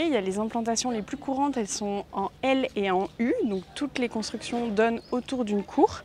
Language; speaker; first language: French; native; French